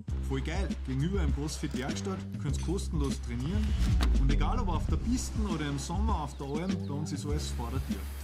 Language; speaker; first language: German; native; German